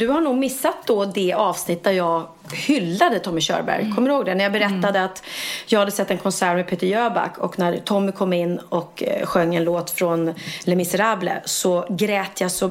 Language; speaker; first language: Swedish; native; Swedish